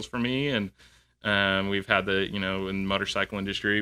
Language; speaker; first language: English; native; English